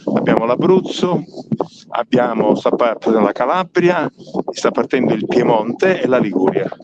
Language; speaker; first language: Italian; native; Italian